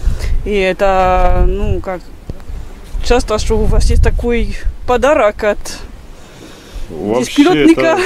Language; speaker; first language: Russian; non-native, learner; French